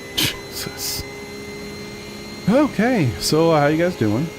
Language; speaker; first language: English; native; English